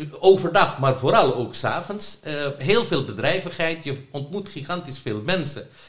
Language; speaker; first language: Dutch; non-native, local second language; Caribbean Hindustani